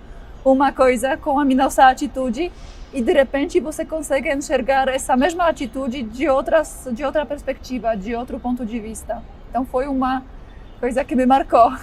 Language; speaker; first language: Portuguese; non-native, fluent; Polish